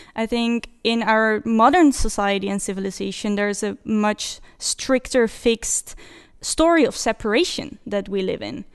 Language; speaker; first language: English; non-native, fluent; Dutch